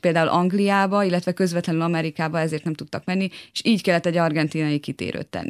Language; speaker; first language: Hungarian; native; Hungarian